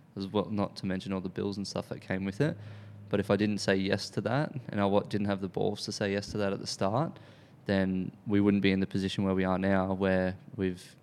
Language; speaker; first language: English; native; English